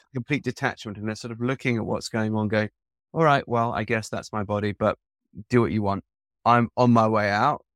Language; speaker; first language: English; native; English